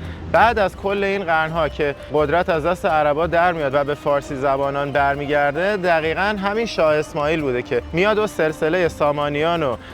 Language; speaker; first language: Persian; native; Persian